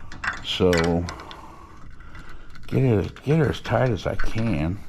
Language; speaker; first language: English; native; English